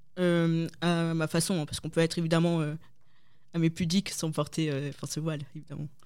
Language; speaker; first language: French; native; French